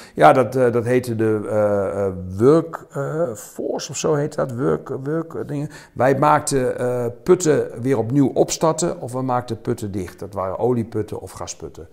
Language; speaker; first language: Dutch; native; Dutch